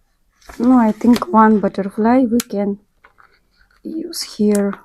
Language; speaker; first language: English; non-native, learner; Russian